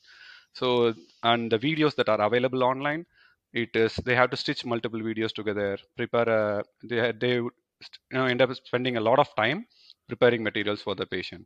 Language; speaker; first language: English; non-native, local second language; Tamil